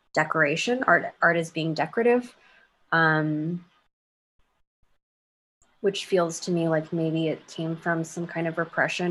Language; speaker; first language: English; native; English